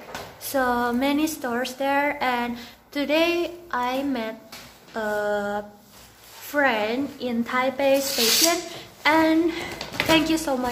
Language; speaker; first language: English; non-native, learner; Indonesian